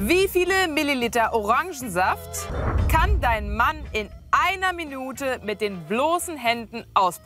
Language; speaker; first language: German; native; German